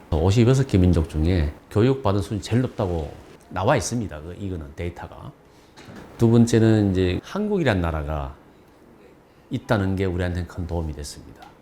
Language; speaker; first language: Korean; native; Korean